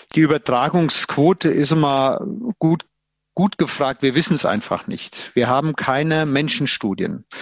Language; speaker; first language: German; native; German